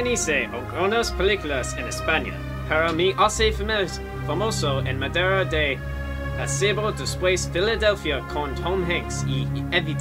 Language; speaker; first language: Spanish; non-native, learner; English